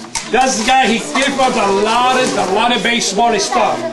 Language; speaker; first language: English; non-native, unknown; Spanish